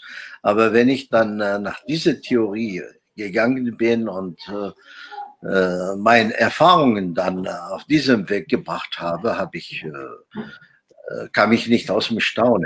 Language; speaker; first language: German; non-native, fluent; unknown